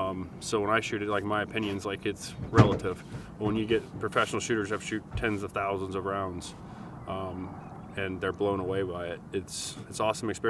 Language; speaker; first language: English; native; English